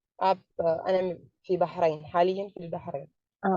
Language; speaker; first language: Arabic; non-native, fluent; Urdu